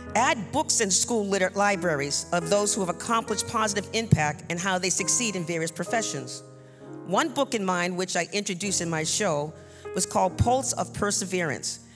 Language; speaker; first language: English; native; English